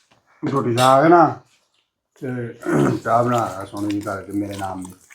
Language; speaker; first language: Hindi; non-native, local second language; Punjabi